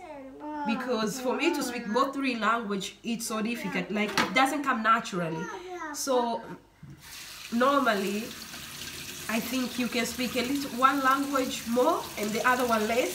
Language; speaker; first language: English; non-native, fluent; Swahili